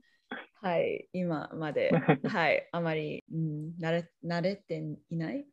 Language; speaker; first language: Japanese; non-native, learner; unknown